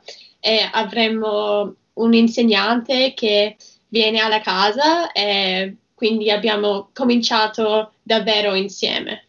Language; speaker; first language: Italian; non-native, learner; English